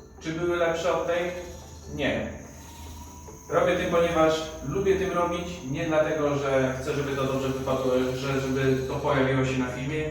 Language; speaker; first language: Polish; native; Polish